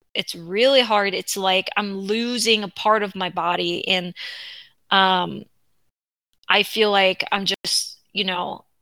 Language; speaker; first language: English; non-native, fluent; Korean